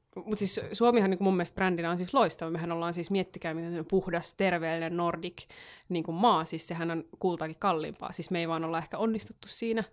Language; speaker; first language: Finnish; native; Finnish